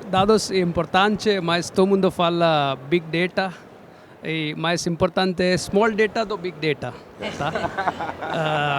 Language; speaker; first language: Portuguese; non-native, learner; Hindi